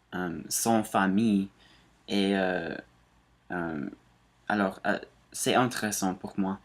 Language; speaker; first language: French; non-native, learner; English